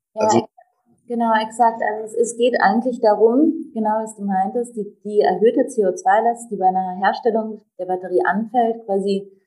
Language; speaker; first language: German; native; German